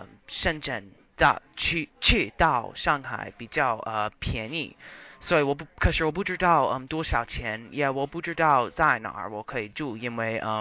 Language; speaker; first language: Chinese; non-native, learner; English